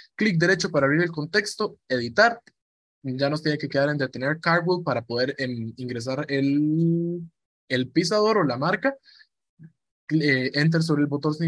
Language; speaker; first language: Spanish; native; Spanish